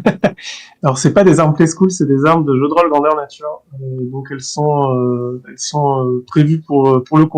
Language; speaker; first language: French; native; French